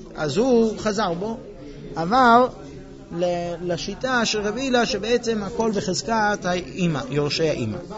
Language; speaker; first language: Hebrew; native; Hebrew